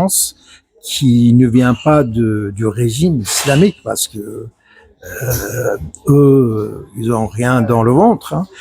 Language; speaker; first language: French; non-native, fluent; Persian